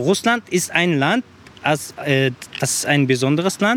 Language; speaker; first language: German; non-native, learner; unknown